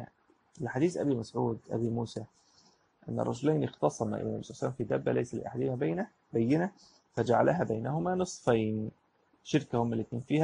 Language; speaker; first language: Arabic; native; Arabic